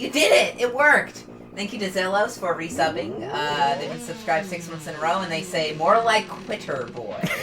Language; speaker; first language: English; native; English